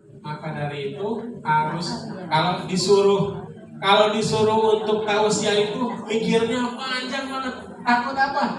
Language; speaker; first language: Indonesian; non-native, local second language; Sundanese